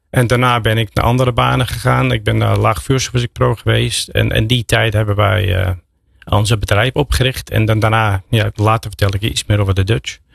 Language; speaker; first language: Dutch; non-native, fluent; English